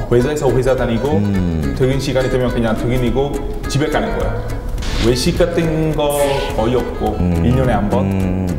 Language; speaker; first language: Korean; non-native, fluent; Italian